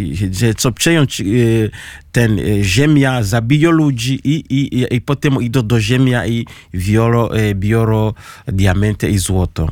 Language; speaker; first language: Polish; non-native, learner; Kinyarwanda